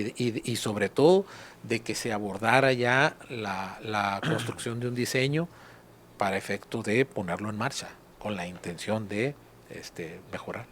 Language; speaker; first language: Spanish; native; Spanish